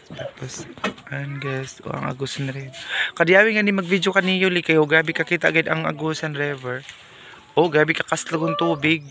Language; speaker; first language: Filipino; non-native, local second language; Cebuano